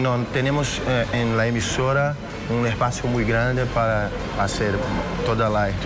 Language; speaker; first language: Spanish; non-native, fluent; Portuguese